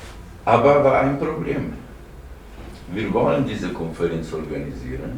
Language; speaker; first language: German; non-native, learner; Slovenian